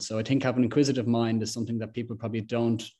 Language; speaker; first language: English; native; English